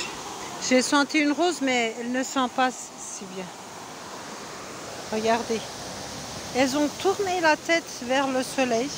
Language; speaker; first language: French; non-native, fluent; Turkish